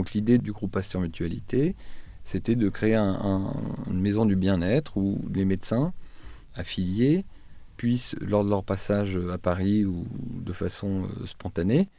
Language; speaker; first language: French; native; French